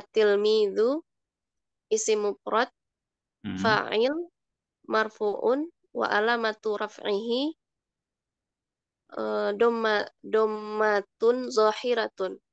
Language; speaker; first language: Arabic; non-native, learner; Indonesian